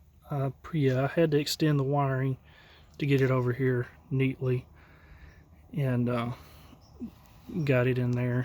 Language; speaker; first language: English; native; English